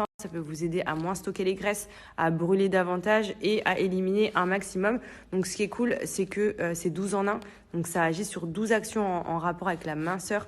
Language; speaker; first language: French; native; French